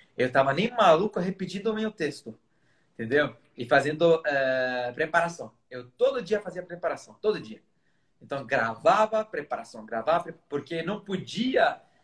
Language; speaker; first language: Portuguese; non-native, fluent; Arabic